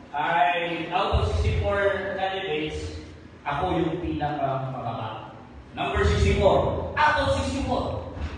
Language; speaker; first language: Filipino; non-native, local second language; Hiligaynon